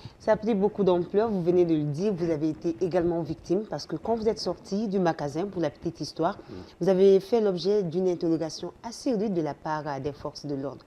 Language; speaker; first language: French; non-native, local second language; Bambara